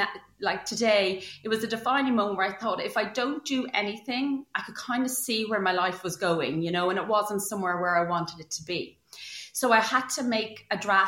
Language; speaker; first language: English; native; English